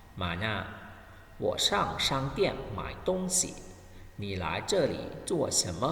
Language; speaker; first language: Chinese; non-native, fluent; Thai